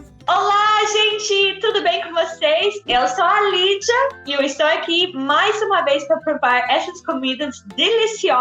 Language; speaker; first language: Portuguese; non-native, fluent; English